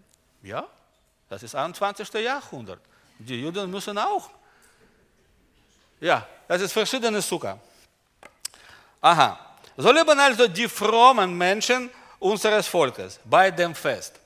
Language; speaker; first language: German; non-native, learner; Russian